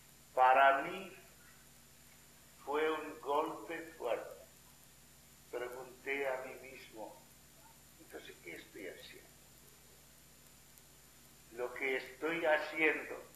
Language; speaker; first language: Spanish; non-native, fluent; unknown